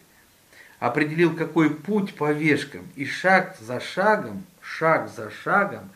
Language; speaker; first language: Russian; native; Russian